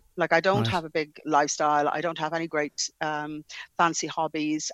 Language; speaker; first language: English; native; English